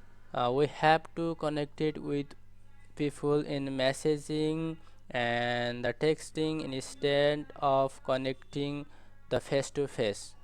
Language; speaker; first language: English; non-native, learner; Nepali